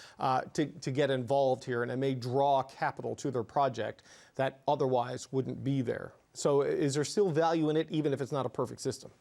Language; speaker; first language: English; native; English